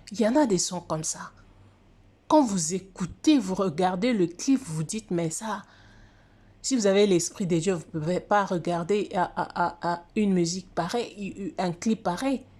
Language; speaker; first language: French; non-native, local second language; Lingala